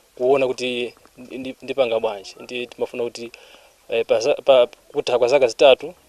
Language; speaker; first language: Nyanja; non-native, local second language; Tumbuka